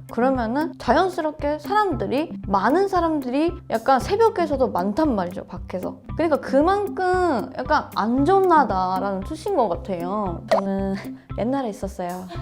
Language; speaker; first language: Korean; non-native, fluent; Japanese